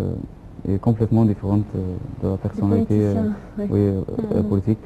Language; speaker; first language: French; non-native, fluent; Arabic